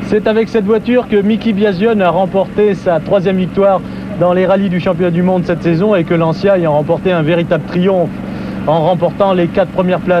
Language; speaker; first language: French; native; French